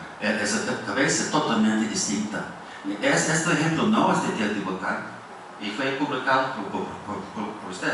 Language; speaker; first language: Spanish; non-native, fluent; English